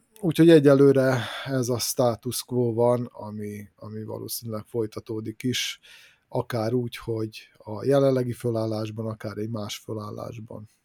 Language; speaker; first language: Hungarian; native; Hungarian